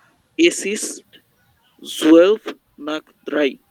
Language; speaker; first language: German; non-native, learner; Bangla